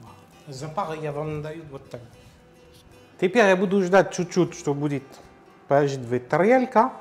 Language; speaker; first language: Russian; non-native, learner; French